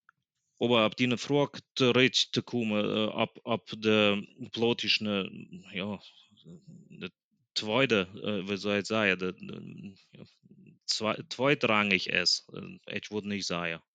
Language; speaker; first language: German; early bilingual, other home language; Plautdietsch